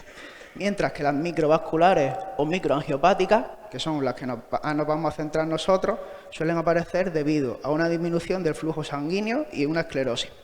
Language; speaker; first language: Spanish; native; Spanish